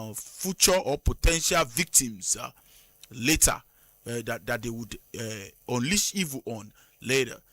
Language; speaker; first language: English; non-native, local second language; Yoruba